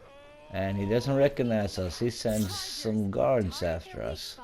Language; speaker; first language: English; non-native, fluent; Swedish